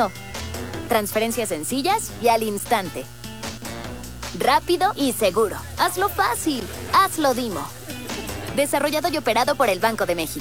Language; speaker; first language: Spanish; native; Spanish